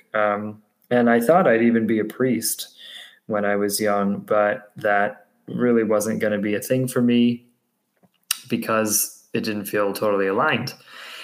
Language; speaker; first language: English; native; English